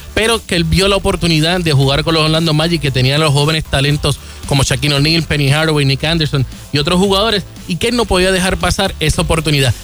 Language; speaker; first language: Spanish; native; Spanish